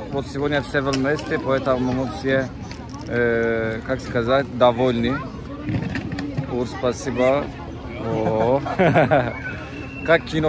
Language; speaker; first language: Russian; non-native, learner; Turkish